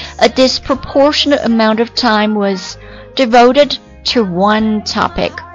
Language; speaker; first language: English; non-native, fluent; Chinese